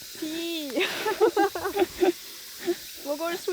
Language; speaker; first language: Korean; non-native, learner; French